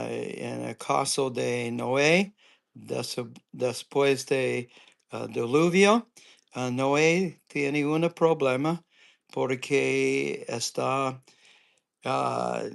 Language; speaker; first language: Spanish; non-native, learner; English